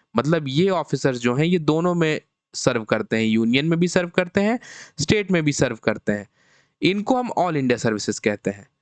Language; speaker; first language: Hindi; native; Hindi